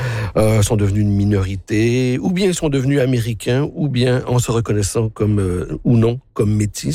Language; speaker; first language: French; native; French